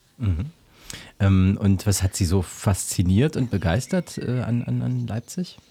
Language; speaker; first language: German; native; German